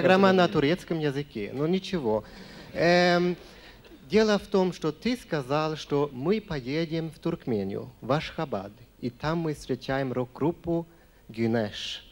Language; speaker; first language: Russian; non-native, fluent; Swedish